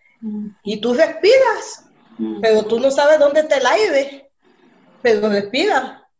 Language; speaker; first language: Spanish; early bilingual, heritage; Spanish